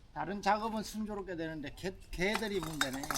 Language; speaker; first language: Korean; native; Korean